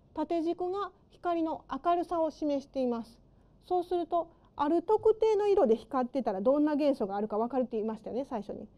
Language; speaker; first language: Japanese; native; Japanese